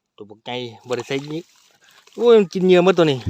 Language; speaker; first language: Thai; native; Thai